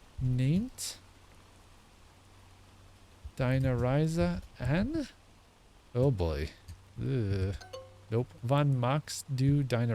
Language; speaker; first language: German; non-native, learner; English